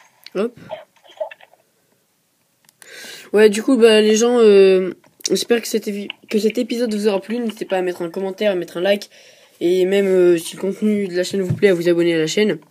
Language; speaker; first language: French; native; French